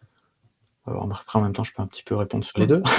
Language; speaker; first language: French; native; French